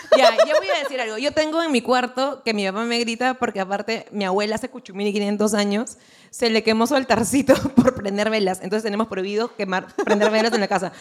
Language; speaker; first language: Spanish; native; Spanish